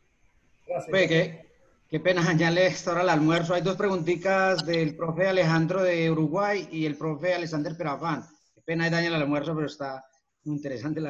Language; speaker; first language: Spanish; native; Spanish